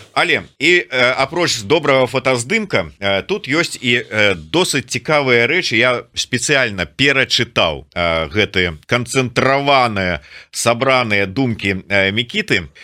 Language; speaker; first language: Belarusian; non-native, local second language; Russian